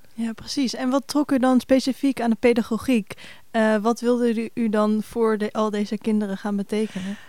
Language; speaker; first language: Dutch; native; Dutch